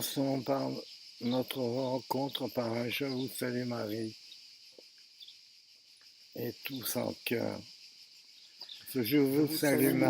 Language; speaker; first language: French; native; French